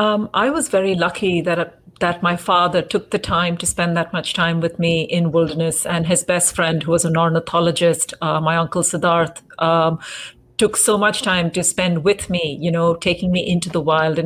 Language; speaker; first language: English; native; English